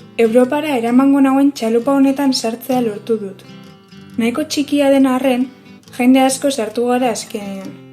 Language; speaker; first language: Basque; native; Basque